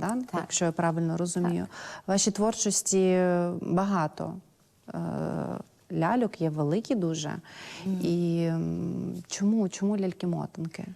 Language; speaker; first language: Ukrainian; native; Ukrainian